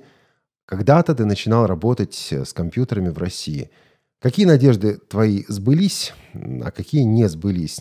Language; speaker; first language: Russian; native; Russian